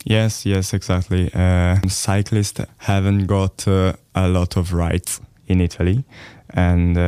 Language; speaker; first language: English; non-native, learner; Italian